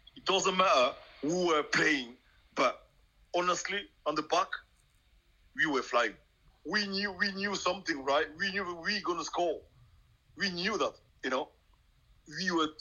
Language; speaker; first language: English; non-native, local second language; French